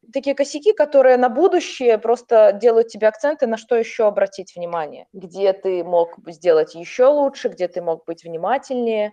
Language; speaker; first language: Russian; non-native, local second language; Belarusian